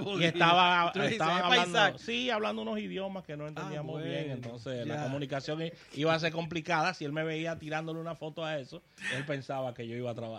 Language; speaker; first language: Spanish; native; Spanish